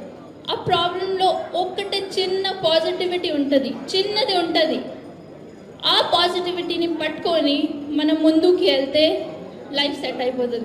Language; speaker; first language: Telugu; non-native, learner; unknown